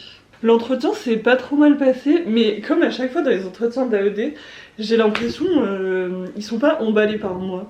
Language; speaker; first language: French; native; French